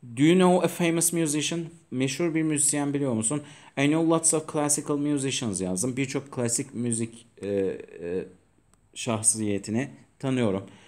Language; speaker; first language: Turkish; native; Turkish